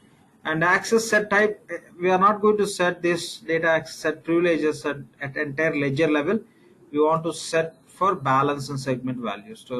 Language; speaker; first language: English; non-native, local second language; Telugu